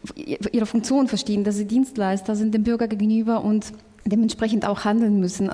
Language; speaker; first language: German; non-native, fluent; Russian